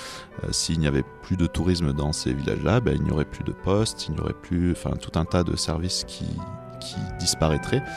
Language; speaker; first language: French; native; French